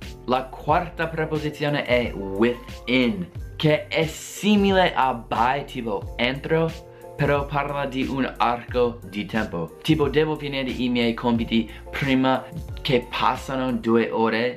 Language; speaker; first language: Italian; non-native, fluent; English